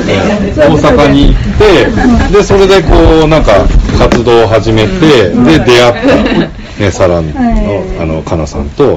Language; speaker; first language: Japanese; native; Japanese